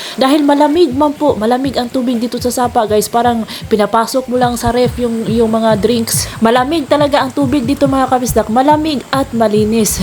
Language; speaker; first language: Filipino; non-native, local second language; Cebuano